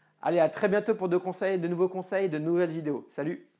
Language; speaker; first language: French; native; French